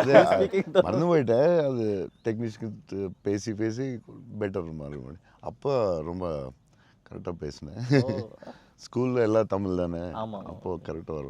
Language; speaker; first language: Tamil; non-native, local second language; Telugu